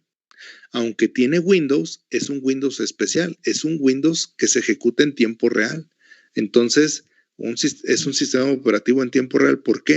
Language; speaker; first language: Spanish; native; Spanish